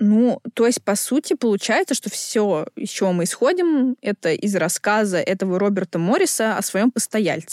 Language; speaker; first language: Russian; native; Russian